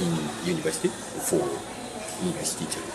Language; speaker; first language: English; non-native, learner; Japanese